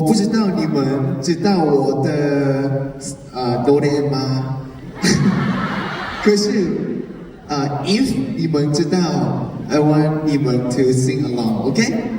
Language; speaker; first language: Chinese; non-native, learner; Thai